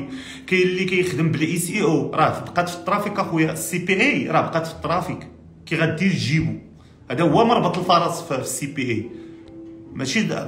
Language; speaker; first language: Arabic; native; Arabic